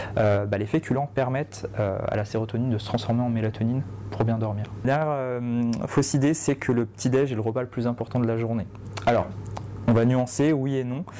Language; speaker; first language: French; native; French